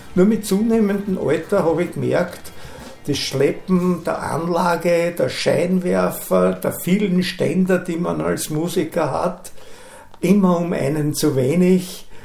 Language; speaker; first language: German; native; German